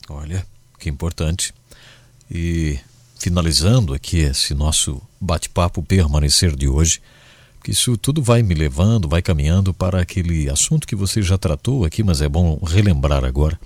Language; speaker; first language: Portuguese; native; Portuguese